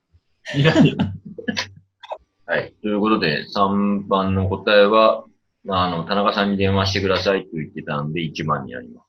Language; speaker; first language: Japanese; native; Japanese